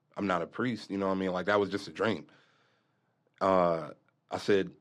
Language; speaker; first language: English; native; English